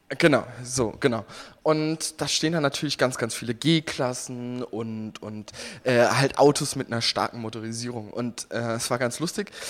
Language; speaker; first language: German; native; German